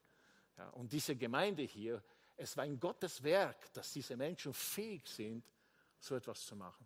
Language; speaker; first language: German; non-native, fluent; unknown